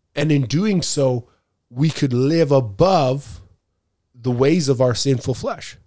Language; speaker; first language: English; native; English